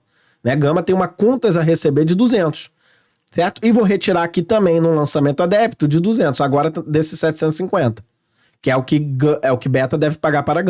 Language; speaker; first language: Portuguese; native; Portuguese